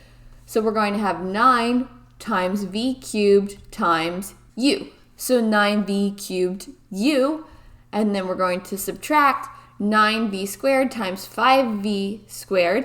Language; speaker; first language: English; native; English